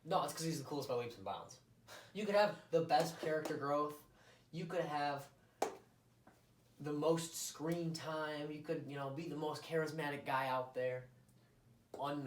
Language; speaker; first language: English; native; English